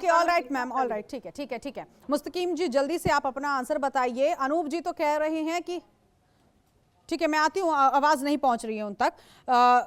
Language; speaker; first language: Hindi; native; Hindi